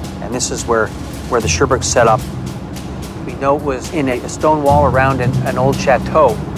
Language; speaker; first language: English; native; English